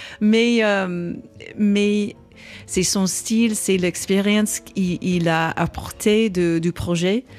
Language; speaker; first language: French; non-native, learner; English